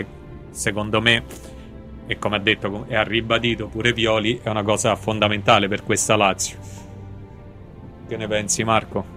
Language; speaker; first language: Italian; native; Italian